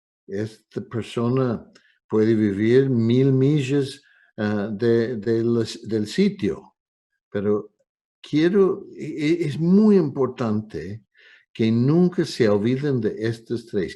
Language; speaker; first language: Spanish; non-native, fluent; English